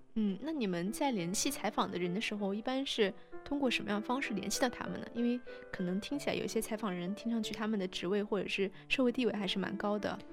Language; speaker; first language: Chinese; native; Chinese